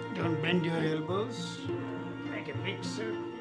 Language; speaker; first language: English; non-native, local second language; Tamil